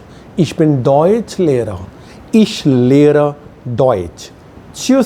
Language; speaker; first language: German; non-native, fluent; Hindi